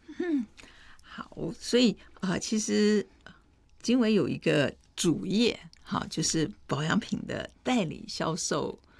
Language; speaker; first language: Chinese; native; Chinese